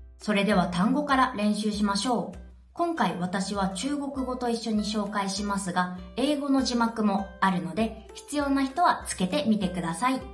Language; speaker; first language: Japanese; native; Japanese